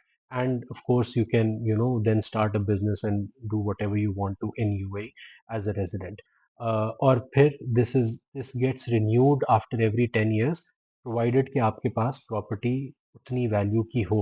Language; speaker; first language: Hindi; non-native, local second language; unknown